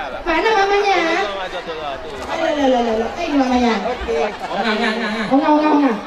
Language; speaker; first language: Malay; native; Malay